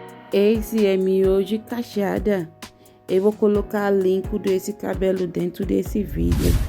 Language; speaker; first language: Portuguese; non-native, learner; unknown